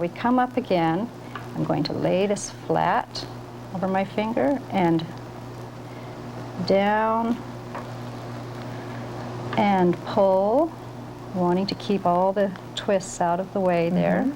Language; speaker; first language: English; native; English